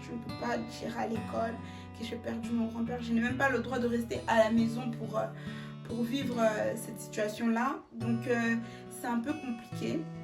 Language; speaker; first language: French; early bilingual, other home language; Lingala